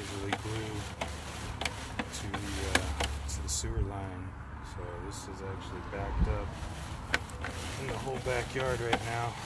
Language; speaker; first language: English; native; English